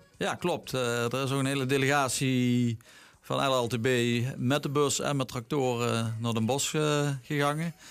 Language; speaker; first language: Dutch; non-native, local second language; Limburgish